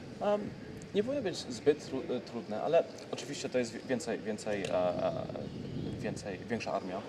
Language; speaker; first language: Polish; early bilingual, heritage; Polish